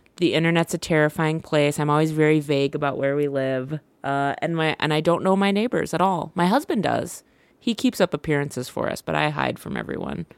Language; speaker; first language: English; native; English